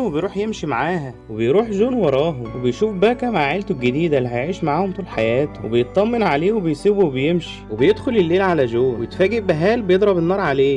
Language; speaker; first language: Arabic; native; Arabic